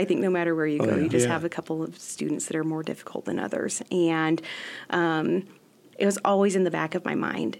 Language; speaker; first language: English; native; English